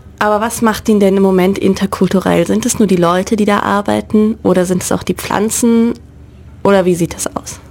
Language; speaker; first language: German; native; German